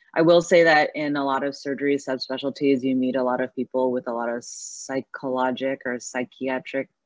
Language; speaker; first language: English; early bilingual, other home language; Chinese